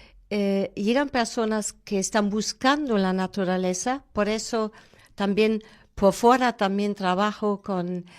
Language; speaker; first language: Spanish; non-native, fluent; German